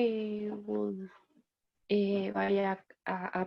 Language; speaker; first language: English; non-native, learner; Spanish